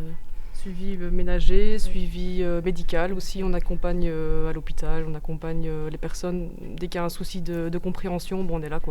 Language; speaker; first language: French; native; French